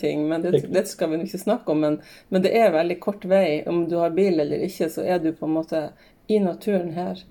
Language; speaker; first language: Norwegian; native; Norwegian